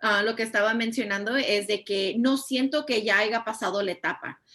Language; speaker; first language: Spanish; early bilingual, heritage; Spanish